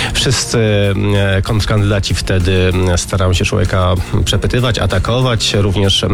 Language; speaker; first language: Polish; native; Polish